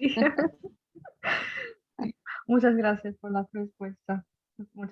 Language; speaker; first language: Spanish; non-native, learner; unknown